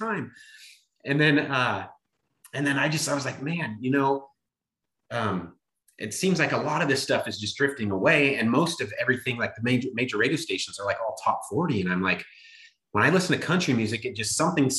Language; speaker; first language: English; native; English